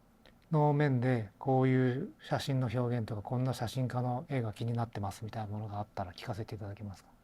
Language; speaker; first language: Japanese; native; Japanese